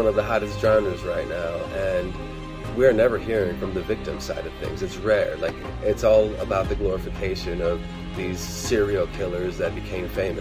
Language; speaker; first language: English; early bilingual, other home language; Spanish